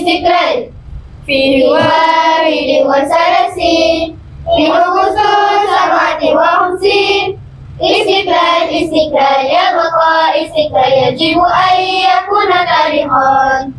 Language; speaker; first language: Arabic; non-native, learner; Malay